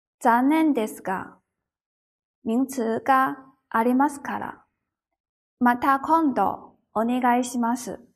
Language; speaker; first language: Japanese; non-native, fluent; Chinese